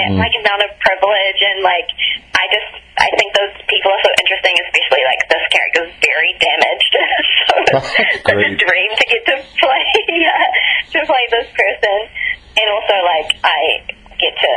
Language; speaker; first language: English; native; English